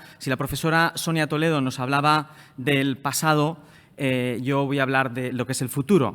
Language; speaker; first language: Spanish; native; Spanish